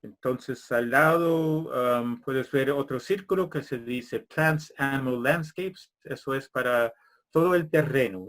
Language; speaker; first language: Spanish; non-native, fluent; English